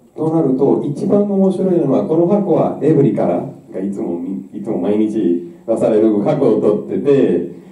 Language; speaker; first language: Japanese; non-native, fluent; Spanish